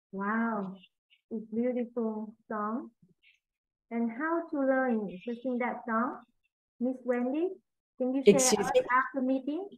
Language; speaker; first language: English; non-native, learner; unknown